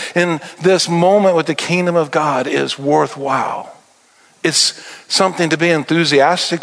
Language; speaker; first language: English; native; English